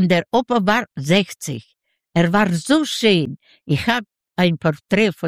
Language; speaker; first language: German; non-native, learner; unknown